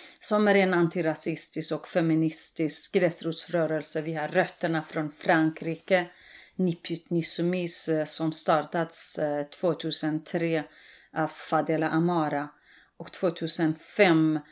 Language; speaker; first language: Swedish; non-native, fluent; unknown